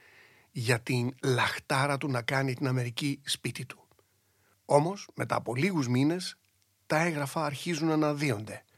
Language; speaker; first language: Greek; native; Greek